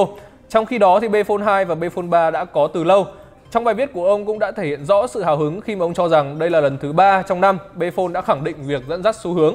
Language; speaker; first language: Vietnamese; native; Vietnamese